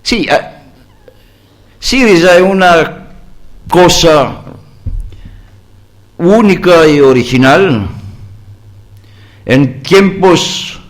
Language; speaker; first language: Spanish; non-native, learner; Greek